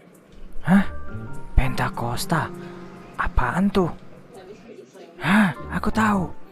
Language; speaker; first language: Indonesian; native; Indonesian